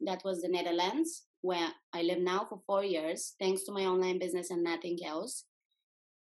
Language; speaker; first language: English; non-native, fluent; Bulgarian